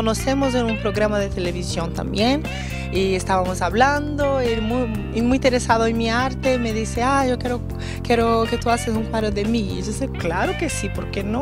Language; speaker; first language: Spanish; non-native, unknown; Portuguese